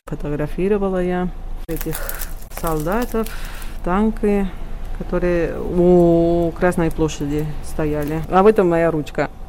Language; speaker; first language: Russian; non-native, fluent; Catalan